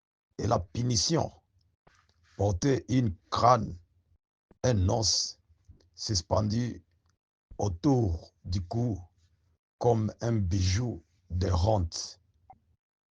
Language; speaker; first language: French; non-native, local second language; Swahili